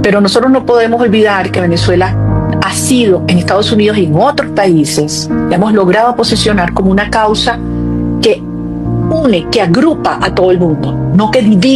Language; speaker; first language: Spanish; native; Spanish